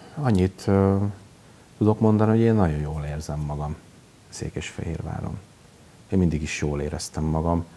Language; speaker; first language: Hungarian; native; Hungarian